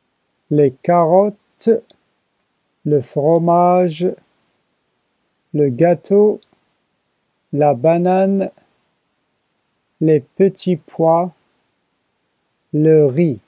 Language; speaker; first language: French; non-native, learner; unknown